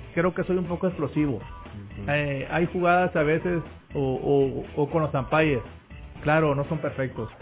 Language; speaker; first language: Spanish; native; Spanish